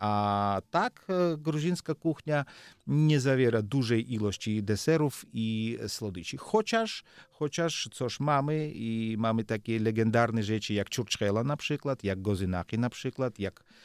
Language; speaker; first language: Polish; non-native, learner; Georgian